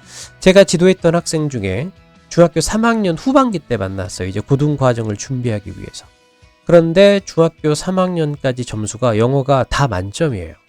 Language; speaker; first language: Korean; native; Korean